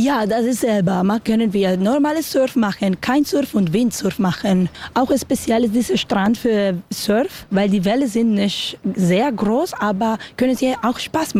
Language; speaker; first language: German; non-native, learner; Spanish